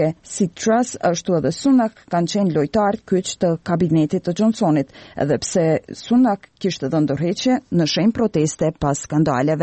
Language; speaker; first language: Albanian; native; Albanian